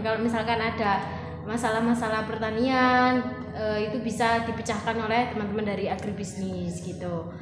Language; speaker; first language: Indonesian; non-native, local second language; Javanese